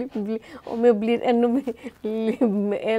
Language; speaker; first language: Swedish; non-native, fluent; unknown